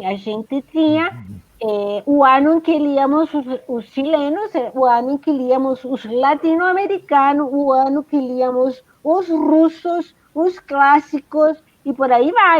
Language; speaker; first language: Portuguese; non-native, fluent; Spanish